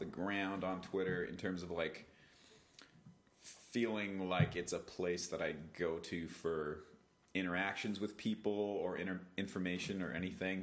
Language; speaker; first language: English; native; English